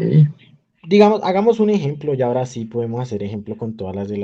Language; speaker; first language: Spanish; native; Spanish